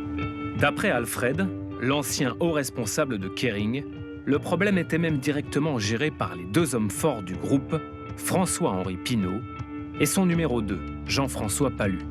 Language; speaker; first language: French; native; French